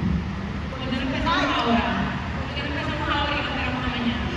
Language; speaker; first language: Spanish; native; Spanish